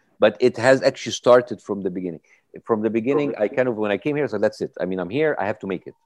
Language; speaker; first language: English; non-native, fluent; Arabic